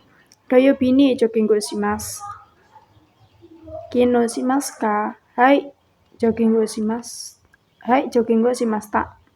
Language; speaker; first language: Japanese; non-native, learner; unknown